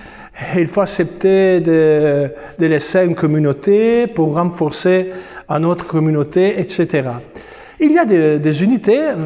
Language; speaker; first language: French; non-native, fluent; Italian